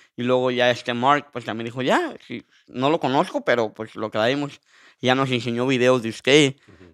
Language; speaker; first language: Spanish; early bilingual, heritage; Spanish